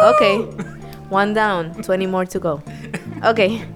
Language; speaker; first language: English; non-native, fluent; Spanish